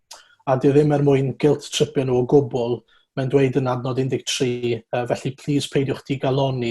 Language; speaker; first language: Welsh; native; Welsh